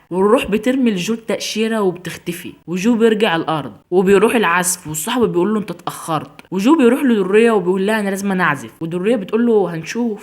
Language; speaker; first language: Arabic; native; Arabic